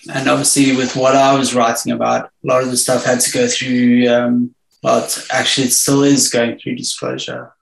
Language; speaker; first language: English; native; English